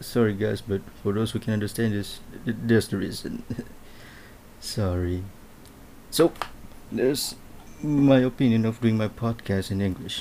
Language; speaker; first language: English; non-native, local second language; Malay